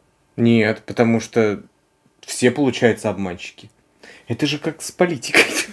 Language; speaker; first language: Russian; native; Russian